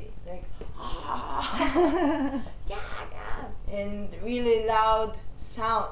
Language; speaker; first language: English; non-native, learner; Japanese